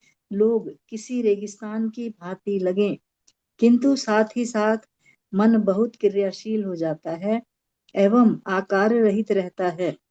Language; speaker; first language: Hindi; native; Hindi